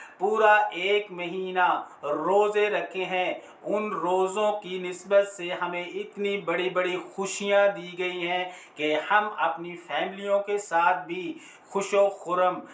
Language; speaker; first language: Urdu; native; Urdu